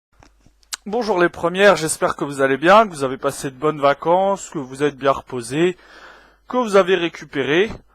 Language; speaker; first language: French; native; French